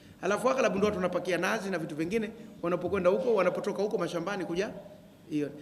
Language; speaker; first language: Swahili; native; Swahili